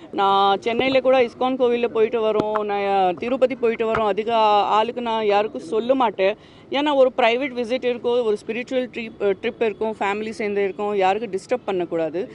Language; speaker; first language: Tamil; non-native, local second language; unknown